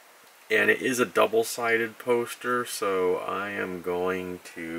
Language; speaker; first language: English; native; English